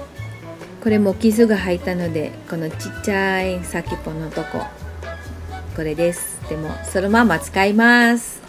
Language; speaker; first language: Japanese; non-native, fluent; Filipino